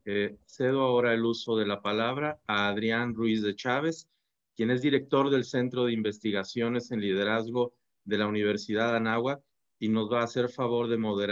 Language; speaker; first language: Spanish; native; Spanish